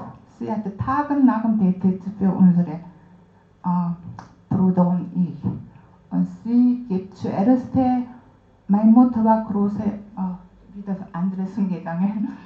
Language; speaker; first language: German; non-native, learner; Korean